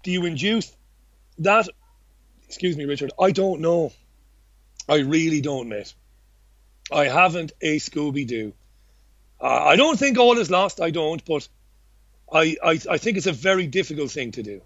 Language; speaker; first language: English; native; English